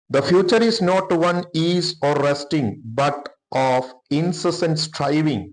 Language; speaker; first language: English; non-native, local second language; Malayalam